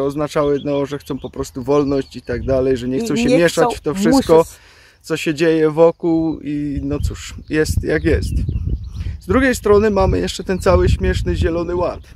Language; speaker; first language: Polish; native; Polish